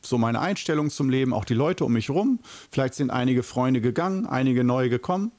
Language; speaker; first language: German; native; German